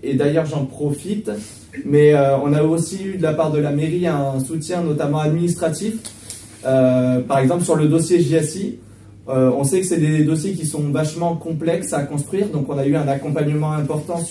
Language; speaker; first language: French; native; French